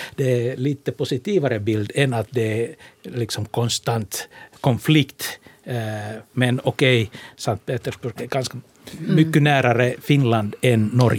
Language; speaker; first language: Swedish; non-native, local second language; Finnish